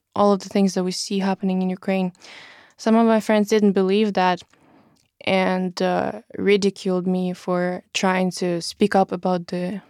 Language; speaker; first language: English; non-native, fluent; Russian